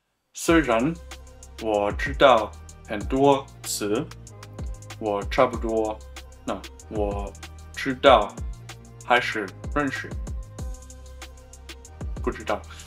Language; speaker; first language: Chinese; non-native, learner; German